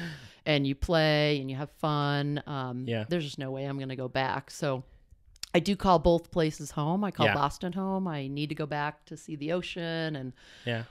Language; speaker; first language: English; native; English